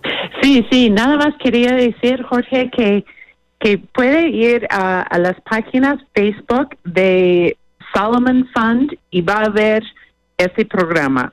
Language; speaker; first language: Spanish; non-native, fluent; English